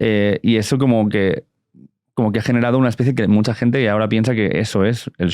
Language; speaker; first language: Spanish; native; Spanish